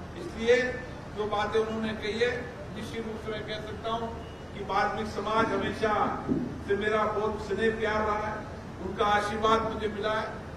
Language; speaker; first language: Hindi; native; Hindi